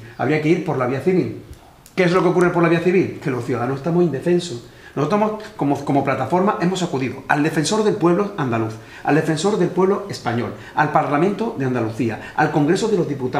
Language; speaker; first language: Spanish; native; Spanish